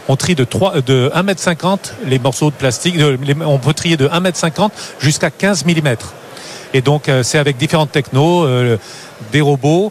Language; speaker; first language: French; native; French